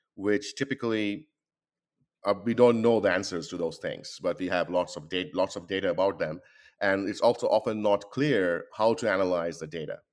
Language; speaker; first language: English; non-native, local second language; Bangla